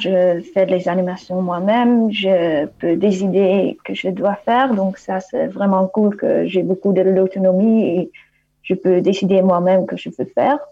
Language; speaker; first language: French; non-native, fluent; Dutch